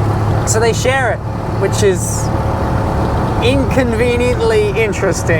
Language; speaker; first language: English; native; English